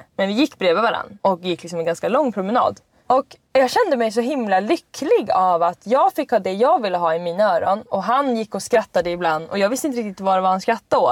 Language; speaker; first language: Swedish; native; Swedish